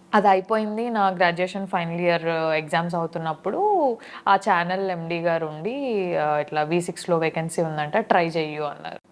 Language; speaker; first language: Telugu; native; Telugu